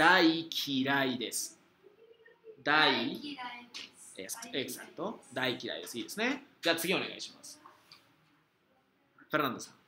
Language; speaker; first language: Japanese; non-native, fluent; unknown